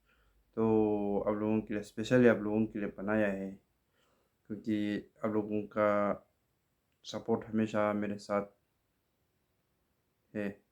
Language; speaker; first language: Hindi; non-native, local second language; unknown